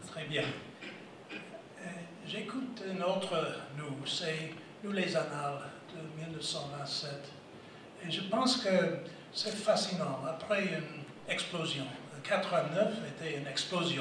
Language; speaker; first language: French; non-native, fluent; English